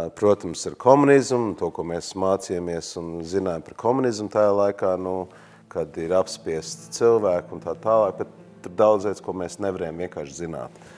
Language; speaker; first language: Latvian; early bilingual, heritage; Latvian